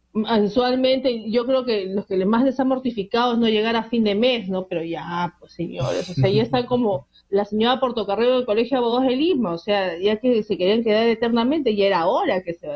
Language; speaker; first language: Spanish; native; Spanish